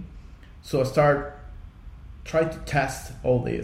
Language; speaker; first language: English; non-native, fluent; Spanish